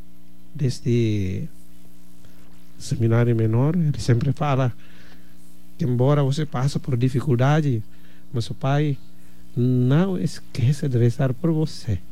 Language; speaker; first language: Portuguese; non-native, fluent; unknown